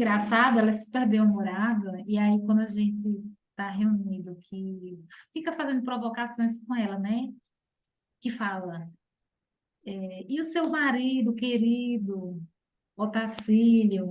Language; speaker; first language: Portuguese; native; Portuguese